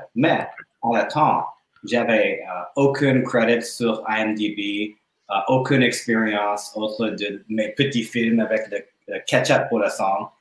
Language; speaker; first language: French; non-native, learner; English